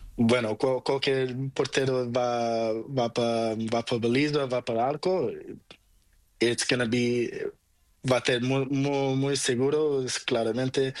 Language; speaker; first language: Spanish; non-native, learner; Portuguese